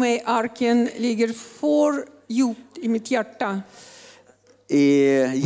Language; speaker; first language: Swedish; non-native, learner; Russian